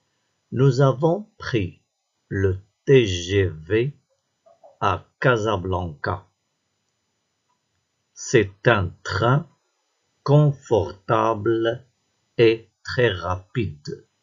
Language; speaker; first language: French; non-native, local second language; Arabic